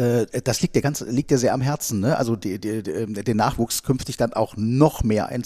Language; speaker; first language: German; native; German